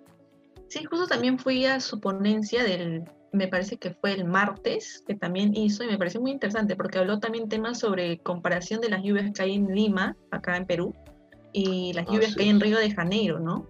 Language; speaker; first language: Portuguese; non-native, learner; Spanish